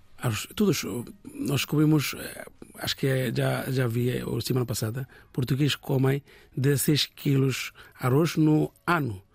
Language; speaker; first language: Portuguese; non-native, learner; Bangla